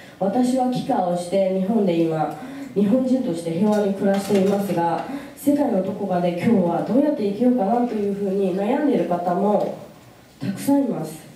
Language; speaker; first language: Japanese; early bilingual, other home language; Rohingya